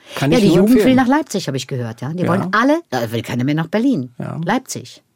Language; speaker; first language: German; native; German